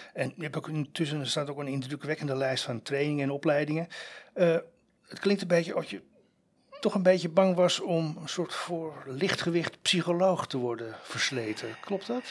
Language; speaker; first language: Dutch; native; Dutch